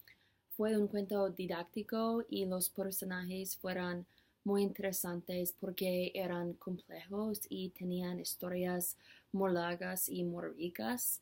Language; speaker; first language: Spanish; non-native, learner; English